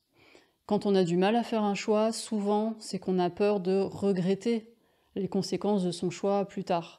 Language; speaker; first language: French; native; French